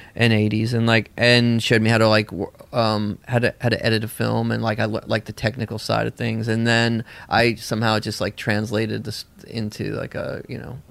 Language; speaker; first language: English; native; English